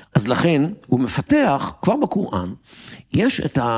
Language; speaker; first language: Hebrew; native; Hebrew